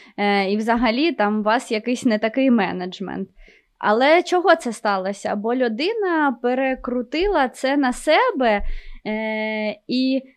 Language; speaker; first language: Ukrainian; non-native, local second language; Russian